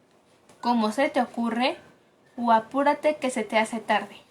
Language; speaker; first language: Spanish; native; Spanish